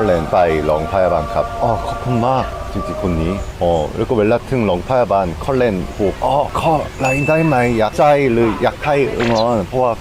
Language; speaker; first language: Thai; non-native, learner; Korean